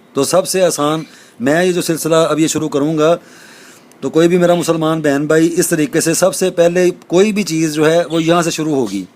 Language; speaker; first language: Urdu; native; Urdu